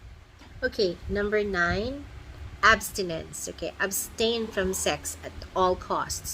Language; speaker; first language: English; non-native, local second language; Filipino